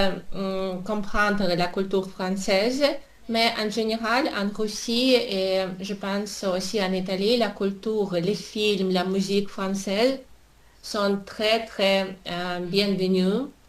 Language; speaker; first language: French; non-native, learner; Russian